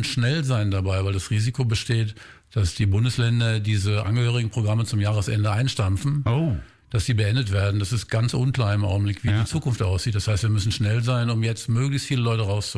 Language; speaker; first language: German; native; German